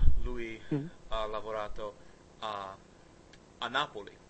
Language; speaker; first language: Italian; non-native, learner; English